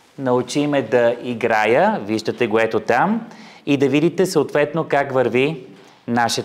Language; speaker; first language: Bulgarian; native; Bulgarian